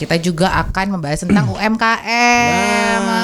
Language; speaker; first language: Indonesian; native; Indonesian